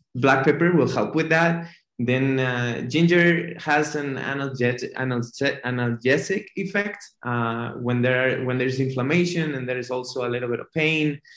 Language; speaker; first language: English; non-native, fluent; Spanish